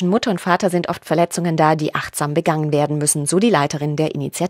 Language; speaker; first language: German; native; German